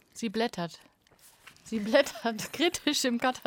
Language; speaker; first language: German; native; German